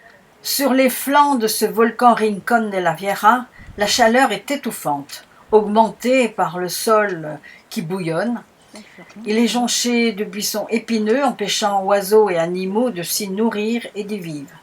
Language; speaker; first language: French; native; French